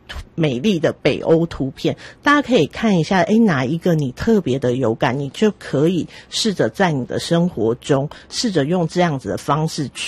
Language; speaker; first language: Chinese; native; Chinese